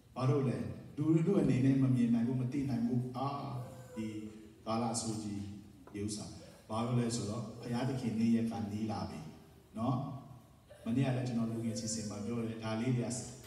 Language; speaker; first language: Burmese; non-native, local second language; Tedim Chin